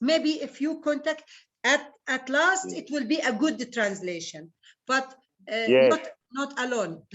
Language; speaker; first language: English; non-native, learner; Arabic